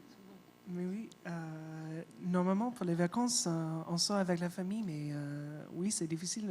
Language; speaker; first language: French; non-native, fluent; English